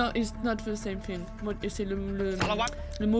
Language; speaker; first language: English; non-native, fluent; French